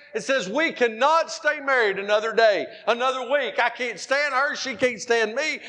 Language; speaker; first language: English; native; English